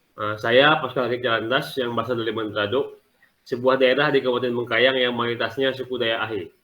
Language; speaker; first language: Indonesian; non-native, local second language; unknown